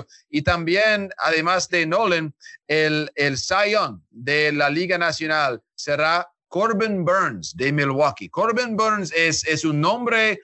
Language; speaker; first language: Spanish; non-native, learner; English